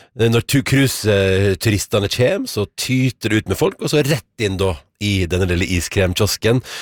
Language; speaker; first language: Norwegian; native; Norwegian